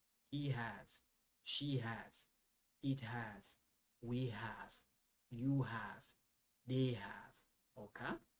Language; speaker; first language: English; non-native, fluent; Lingala